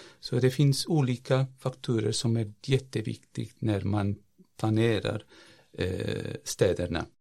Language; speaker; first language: Swedish; non-native, fluent; Portuguese